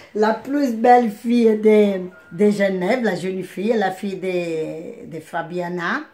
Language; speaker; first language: French; non-native, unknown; Portuguese